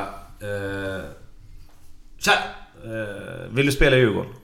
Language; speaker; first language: Swedish; native; Swedish